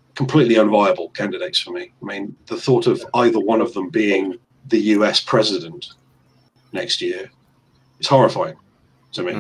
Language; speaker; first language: English; native; English